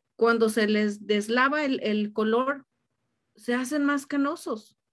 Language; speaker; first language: Spanish; native; Spanish